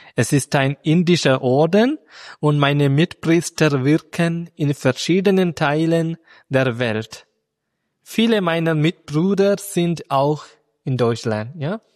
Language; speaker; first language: German; non-native, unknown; Malayalam